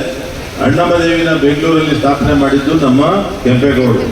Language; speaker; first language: Kannada; native; Kannada